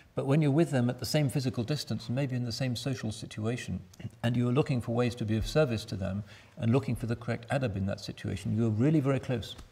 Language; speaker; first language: English; native; English